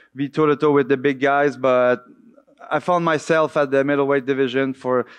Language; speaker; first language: English; native; English